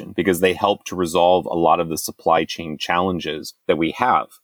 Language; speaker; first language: English; native; English